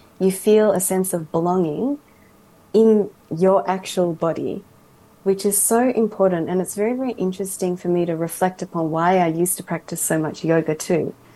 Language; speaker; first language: English; early bilingual, other home language; Japanese